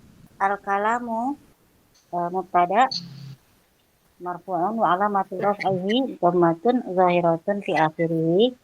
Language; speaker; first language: Arabic; non-native, learner; Indonesian